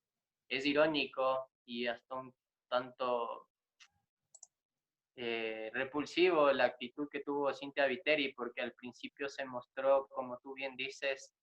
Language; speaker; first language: Spanish; native; Spanish